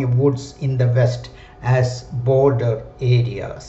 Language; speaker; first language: English; non-native, local second language; Malayalam